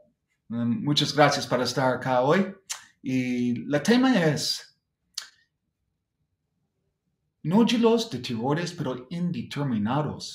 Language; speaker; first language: Spanish; non-native, fluent; English